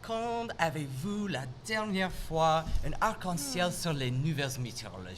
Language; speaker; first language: French; non-native, local second language; English